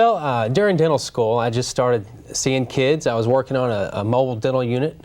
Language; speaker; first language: English; native; English